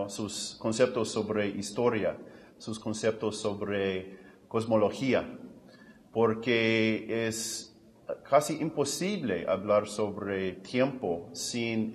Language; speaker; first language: Spanish; non-native, fluent; English